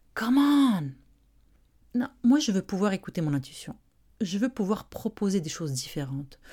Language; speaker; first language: French; non-native, local second language; Arabic